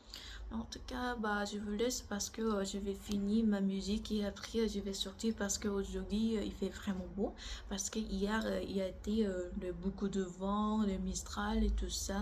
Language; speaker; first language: French; non-native, learner; Korean